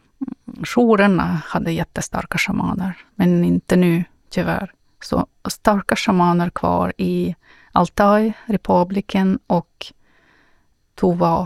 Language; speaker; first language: Swedish; non-native, learner; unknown